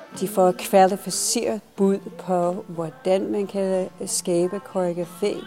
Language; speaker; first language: Danish; non-native, fluent; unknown